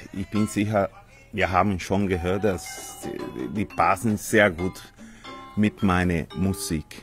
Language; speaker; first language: German; non-native, fluent; Spanish